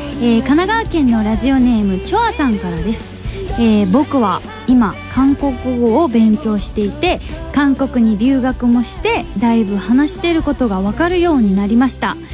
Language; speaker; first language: Japanese; non-native, fluent; Korean